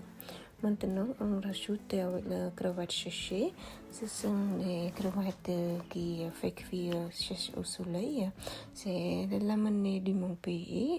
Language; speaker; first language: French; non-native, fluent; Khmer